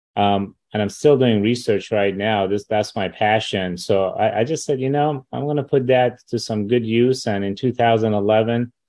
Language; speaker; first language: English; early bilingual, other home language; Persian